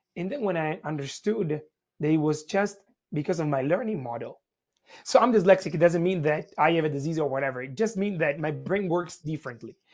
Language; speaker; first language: English; non-native, fluent; Italian